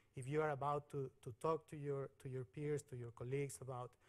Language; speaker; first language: English; non-native, fluent; Spanish